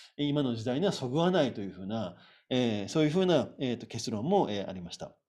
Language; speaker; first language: Japanese; native; Japanese